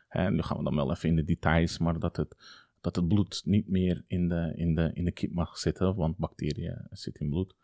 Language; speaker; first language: Dutch; early bilingual, other home language; Turkish